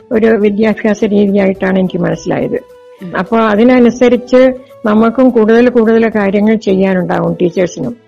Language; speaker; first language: Malayalam; native; Malayalam